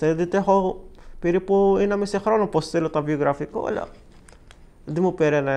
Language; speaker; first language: Greek; non-native, learner; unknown